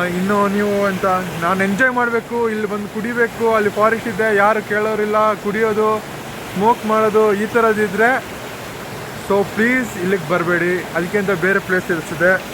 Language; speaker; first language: Kannada; non-native, local second language; Kodava